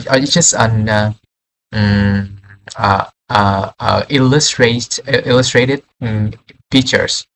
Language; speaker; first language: English; non-native, fluent; Vietnamese